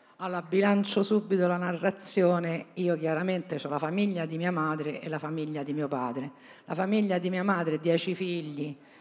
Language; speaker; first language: Italian; native; Italian